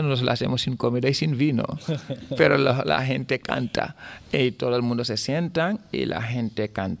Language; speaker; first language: Spanish; non-native, fluent; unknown